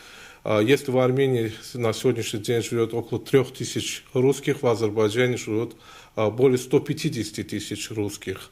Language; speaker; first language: Russian; non-native, local second language; Azerbaijani